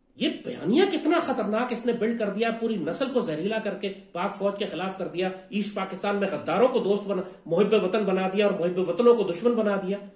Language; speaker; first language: Urdu; native; Urdu